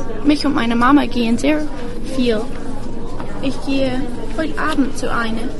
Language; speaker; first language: German; non-native, learner; English